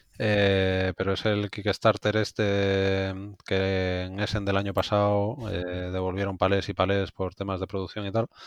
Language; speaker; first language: Spanish; native; Spanish